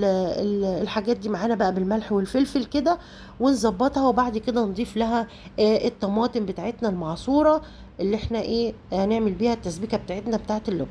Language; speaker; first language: Arabic; native; Arabic